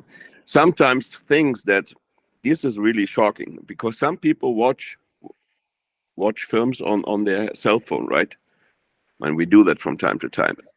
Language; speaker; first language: English; non-native, fluent; Portuguese